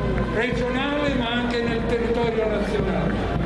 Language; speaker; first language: Italian; native; Italian